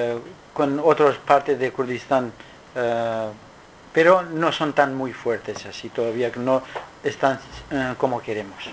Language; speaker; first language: Spanish; non-native, learner; Kurdish